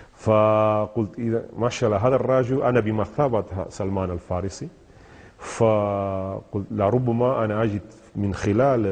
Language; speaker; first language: Arabic; non-native, fluent; Spanish